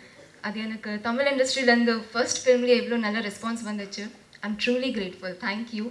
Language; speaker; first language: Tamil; non-native, fluent; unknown